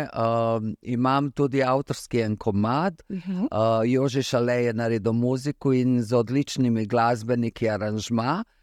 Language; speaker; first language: Slovenian; early bilingual, other home language; Serbian